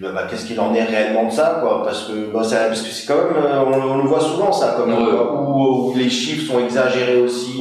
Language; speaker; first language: French; native; French